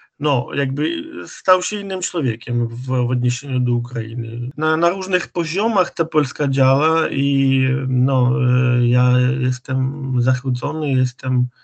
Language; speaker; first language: Polish; non-native, fluent; Ukrainian